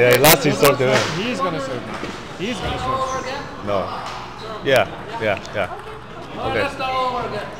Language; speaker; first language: English; non-native, learner; Chinese